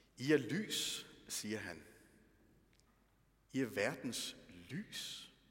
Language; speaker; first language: Danish; native; Danish